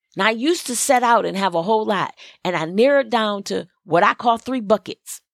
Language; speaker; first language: English; native; English